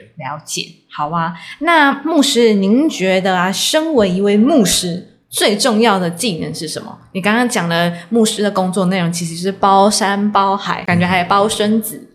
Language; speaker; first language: Chinese; native; Chinese